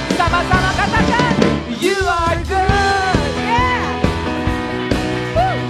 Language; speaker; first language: Indonesian; native; Indonesian